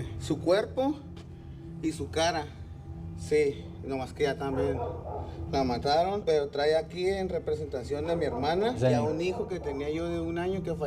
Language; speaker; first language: Spanish; native; Spanish